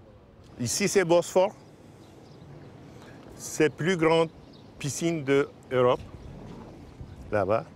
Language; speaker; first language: French; non-native, learner; Turkish